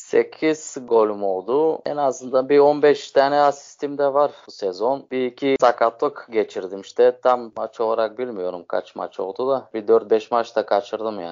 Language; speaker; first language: Turkish; native; Turkish